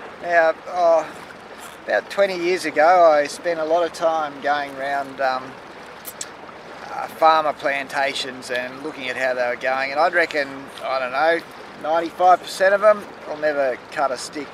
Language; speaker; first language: English; native; English